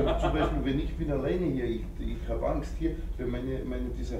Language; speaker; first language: German; non-native, learner; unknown